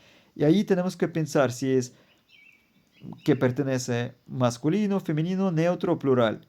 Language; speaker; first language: Spanish; non-native, fluent; German